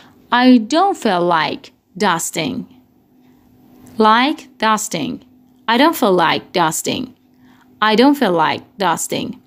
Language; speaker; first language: English; non-native, fluent; Persian